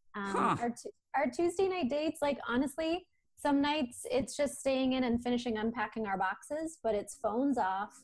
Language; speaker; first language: English; native; English